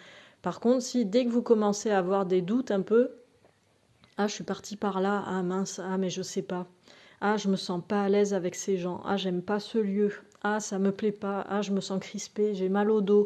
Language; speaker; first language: French; native; French